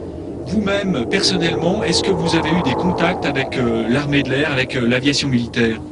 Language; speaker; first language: French; native; French